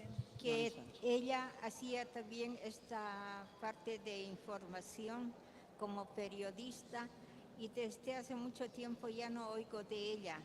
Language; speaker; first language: Spanish; non-native, fluent; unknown